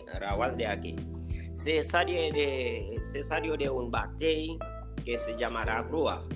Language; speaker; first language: Spanish; non-native, learner; Haitian Creole